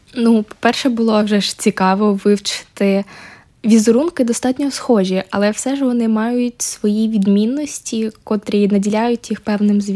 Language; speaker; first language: Ukrainian; native; Ukrainian